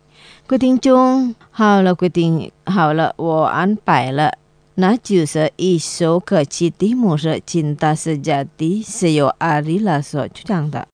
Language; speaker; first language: Chinese; non-native, learner; Indonesian